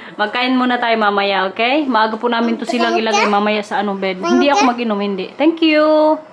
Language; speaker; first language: Filipino; non-native, local second language; Waray